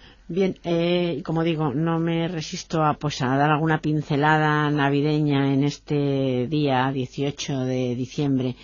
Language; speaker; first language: Spanish; native; Spanish